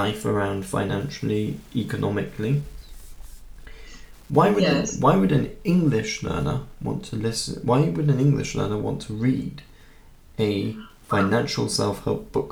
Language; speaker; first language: English; native; English